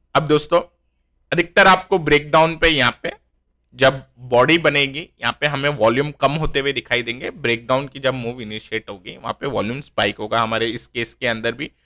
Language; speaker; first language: Hindi; native; Hindi